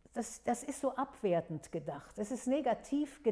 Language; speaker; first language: German; native; German